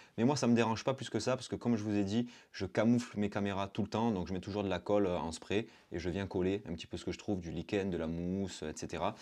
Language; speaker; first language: French; native; French